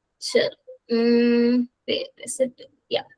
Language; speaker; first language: English; non-native, local second language; Hindi